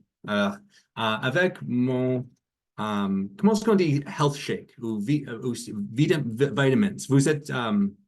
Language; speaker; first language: French; non-native, learner; English